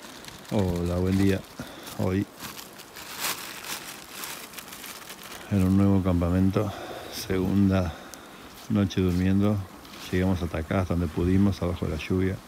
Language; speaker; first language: Spanish; native; Spanish